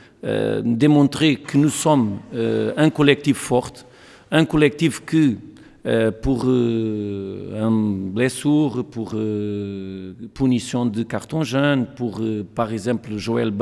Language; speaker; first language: French; non-native, learner; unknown